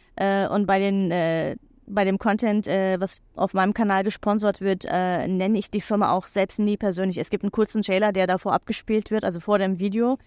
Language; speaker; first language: German; non-native, fluent; Turkish